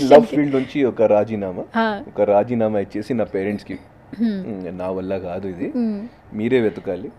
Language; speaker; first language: Telugu; non-native, local second language; Hindi